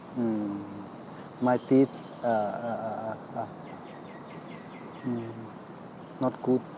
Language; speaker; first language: English; non-native, learner; Thai